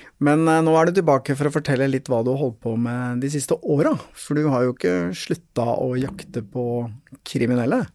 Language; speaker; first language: Norwegian; native; Norwegian